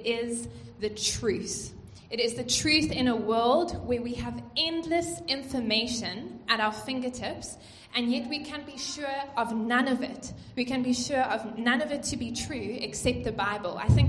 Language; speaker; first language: English; native; English